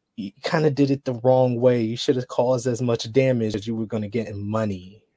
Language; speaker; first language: English; native; English